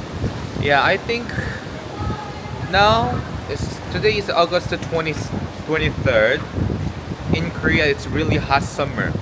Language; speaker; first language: English; non-native, learner; Korean